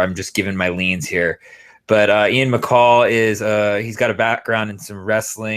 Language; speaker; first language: English; native; English